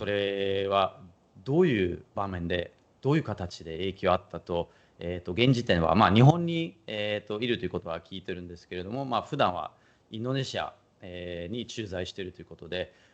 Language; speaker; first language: Japanese; non-native, fluent; German